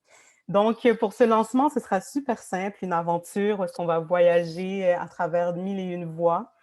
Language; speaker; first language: French; native; French